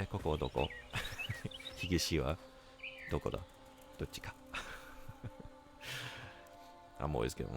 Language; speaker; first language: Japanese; non-native, learner; English